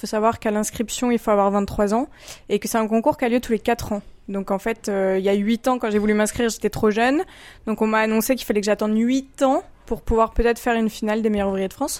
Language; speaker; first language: French; native; French